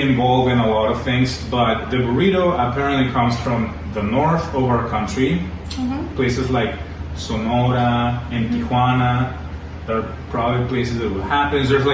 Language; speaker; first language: English; non-native, fluent; Spanish